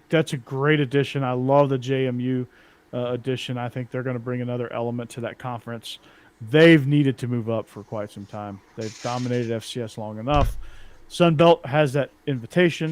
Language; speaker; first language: English; native; English